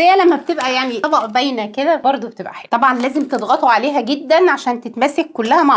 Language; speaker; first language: Arabic; native; Arabic